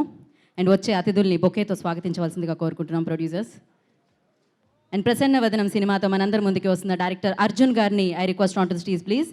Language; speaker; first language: Telugu; native; Telugu